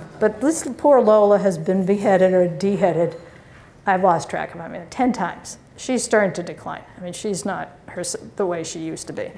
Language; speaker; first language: English; native; English